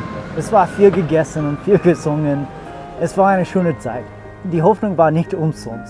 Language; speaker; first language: German; non-native, fluent; English